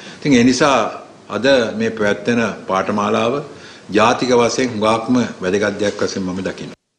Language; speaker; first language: Sinhala; native; Sinhala